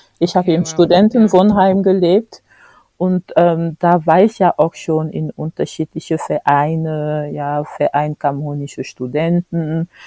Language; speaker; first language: German; non-native, fluent; French